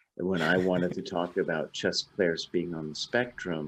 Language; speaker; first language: English; native; English